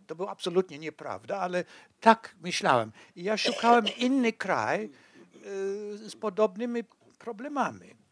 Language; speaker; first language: Polish; non-native, fluent; English